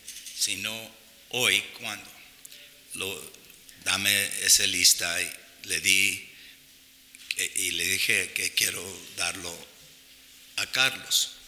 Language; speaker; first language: Spanish; non-native, fluent; English